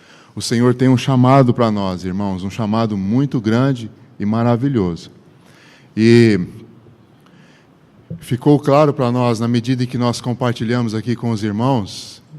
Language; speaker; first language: Portuguese; native; Portuguese